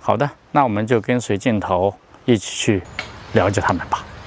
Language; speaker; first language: Chinese; native; Chinese